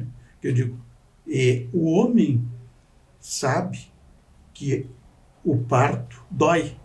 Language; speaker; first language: Portuguese; native; Portuguese